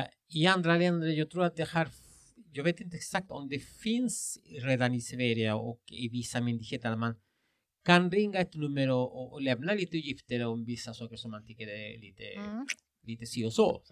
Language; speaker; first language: Swedish; non-native, fluent; Spanish